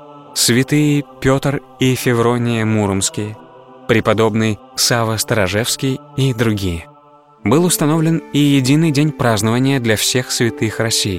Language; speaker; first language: Russian; native; Russian